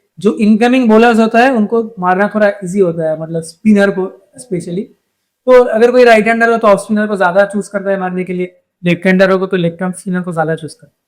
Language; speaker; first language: Hindi; non-native, local second language; Bangla